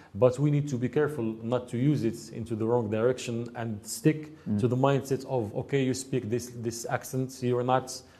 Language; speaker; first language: English; non-native, fluent; Arabic